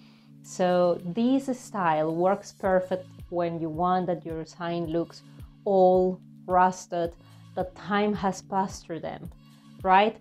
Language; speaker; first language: English; non-native, fluent; Spanish